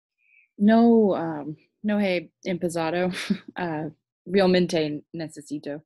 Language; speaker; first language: Spanish; non-native, learner; English